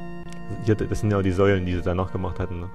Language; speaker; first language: German; native; German